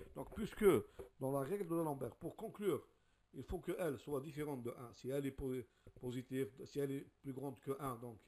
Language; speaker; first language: French; non-native, local second language; Arabic